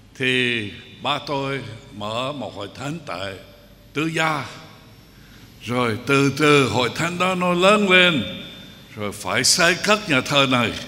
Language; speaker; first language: Vietnamese; non-native, fluent; English